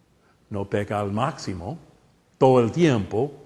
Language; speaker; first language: Spanish; non-native, fluent; English